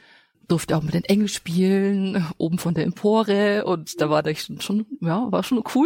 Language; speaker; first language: German; native; German